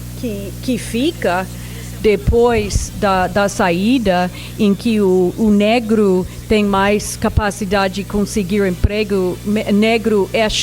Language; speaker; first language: Portuguese; non-native, fluent; English